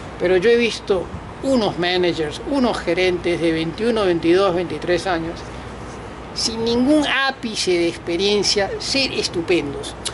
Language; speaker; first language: Spanish; native; Spanish